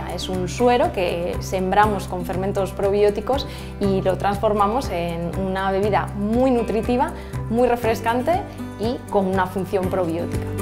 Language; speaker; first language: Spanish; native; Spanish